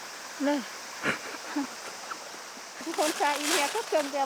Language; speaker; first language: Korean; non-native, learner; Vietnamese